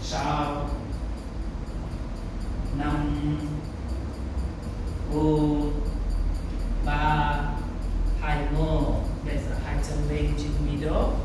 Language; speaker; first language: Vietnamese; non-native, learner; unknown